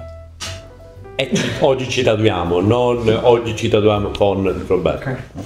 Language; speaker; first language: Italian; native; Italian